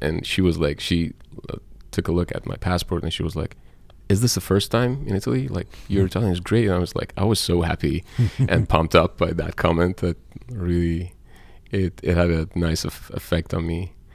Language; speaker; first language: English; non-native, fluent; Persian